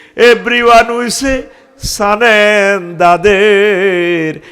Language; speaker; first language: English; non-native, local second language; Bangla